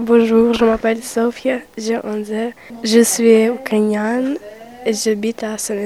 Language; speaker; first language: French; non-native, learner; Ukrainian